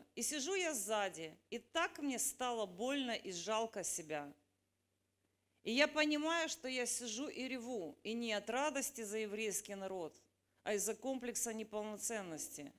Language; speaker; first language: Russian; native; Russian